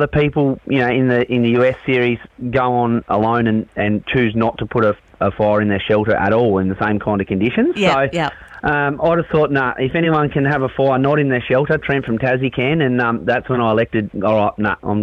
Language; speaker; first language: English; native; English